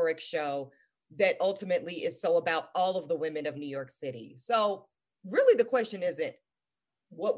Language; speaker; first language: English; native; English